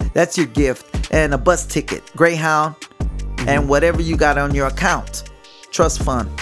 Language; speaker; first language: English; early bilingual, other home language; Spanish